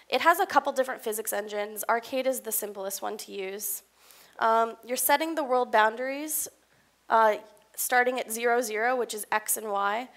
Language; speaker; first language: English; native; English